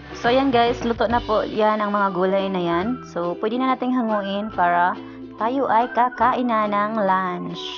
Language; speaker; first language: Filipino; non-native, local second language; Cebuano